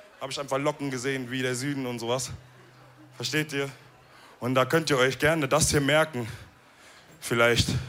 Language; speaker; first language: German; early bilingual, other home language; Wolof